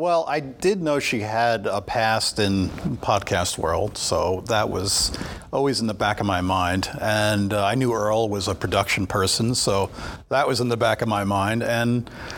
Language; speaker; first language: English; native; English